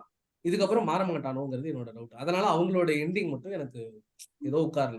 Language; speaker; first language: Tamil; native; Tamil